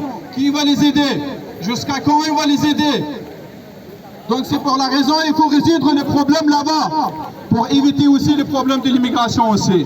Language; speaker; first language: French; non-native, fluent; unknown